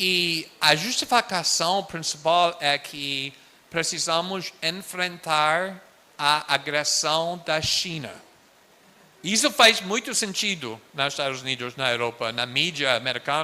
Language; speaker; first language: Portuguese; non-native, fluent; English